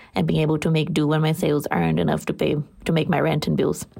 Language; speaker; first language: English; non-native, fluent; Portuguese